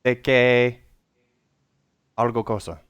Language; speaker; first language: Spanish; non-native, learner; English